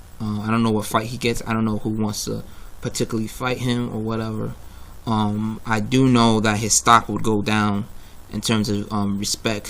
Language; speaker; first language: English; native; English